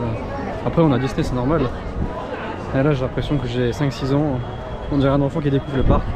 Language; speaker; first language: French; native; French